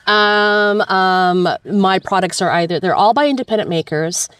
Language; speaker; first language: English; native; English